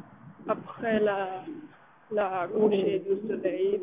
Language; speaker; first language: French; non-native, learner; English